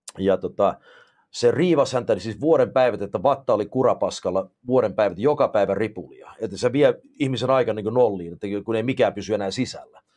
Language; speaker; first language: Finnish; early bilingual, heritage; Finnish